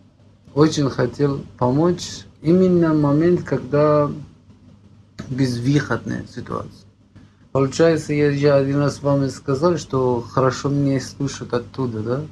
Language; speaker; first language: Russian; non-native, fluent; Persian